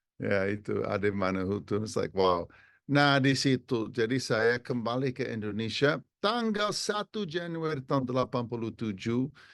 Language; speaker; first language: Indonesian; non-native, fluent; English